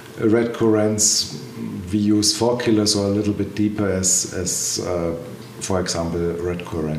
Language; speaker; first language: English; non-native, learner; German